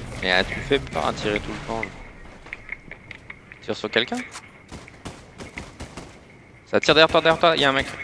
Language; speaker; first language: French; native; French